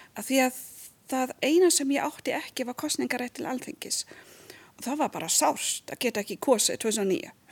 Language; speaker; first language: Icelandic; non-native, fluent; German